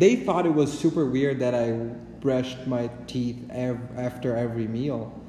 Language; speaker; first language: English; non-native, fluent; Portuguese